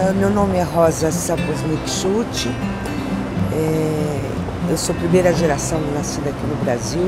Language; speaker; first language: Portuguese; early bilingual, other home language; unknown